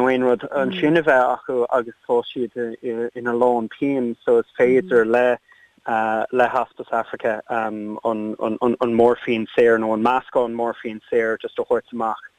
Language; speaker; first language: Irish; non-native, local second language; English